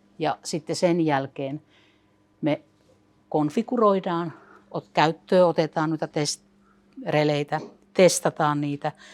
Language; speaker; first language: Finnish; native; Finnish